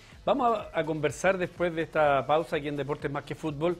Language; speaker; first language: Spanish; native; Spanish